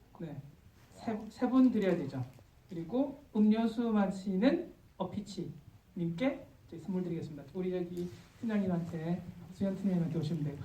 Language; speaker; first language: Korean; native; Korean